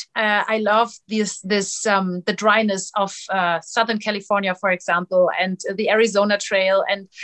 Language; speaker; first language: English; non-native, fluent; German